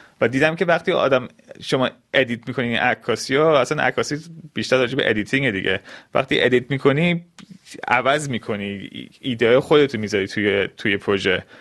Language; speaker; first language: Persian; early bilingual, heritage; Persian